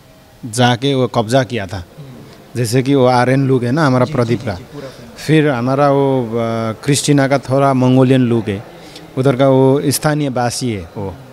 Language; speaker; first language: Hindi; non-native, learner; Nepali